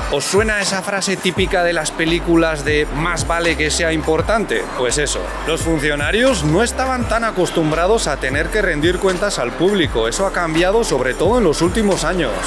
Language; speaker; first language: Spanish; native; Spanish